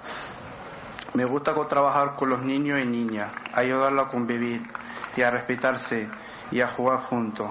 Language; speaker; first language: Spanish; non-native, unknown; Arabic